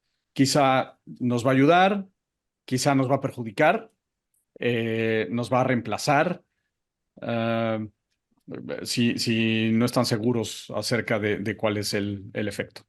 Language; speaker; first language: Spanish; native; Spanish